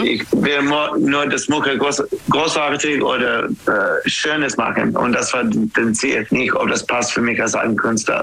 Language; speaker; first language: German; non-native, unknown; English